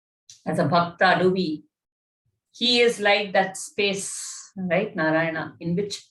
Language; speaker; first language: English; non-native, local second language; Kannada